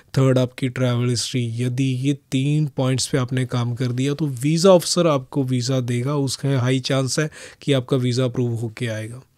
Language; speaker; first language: Hindi; non-native, local second language; Punjabi